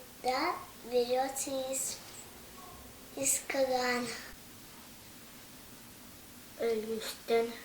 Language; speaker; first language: Russian; non-native, local second language; Yakut